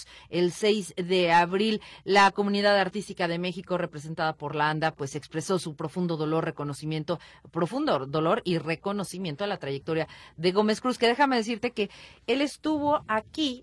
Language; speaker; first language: Spanish; native; Spanish